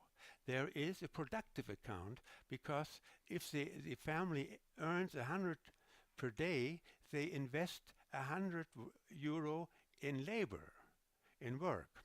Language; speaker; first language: English; non-native, fluent; German